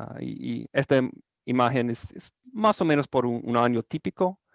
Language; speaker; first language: Spanish; non-native, learner; English